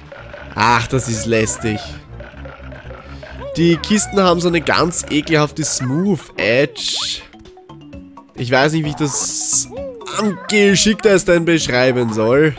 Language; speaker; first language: German; native; German